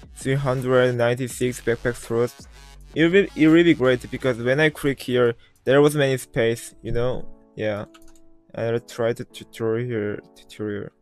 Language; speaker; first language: English; non-native, learner; Korean